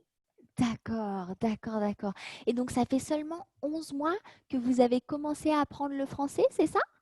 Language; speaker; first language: French; native; French